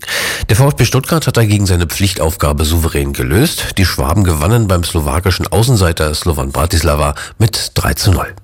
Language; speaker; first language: German; native; German